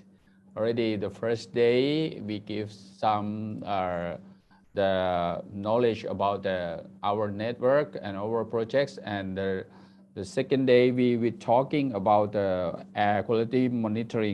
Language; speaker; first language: English; non-native, learner; Thai